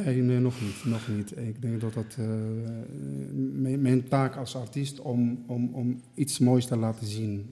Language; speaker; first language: Dutch; non-native, fluent; Arabic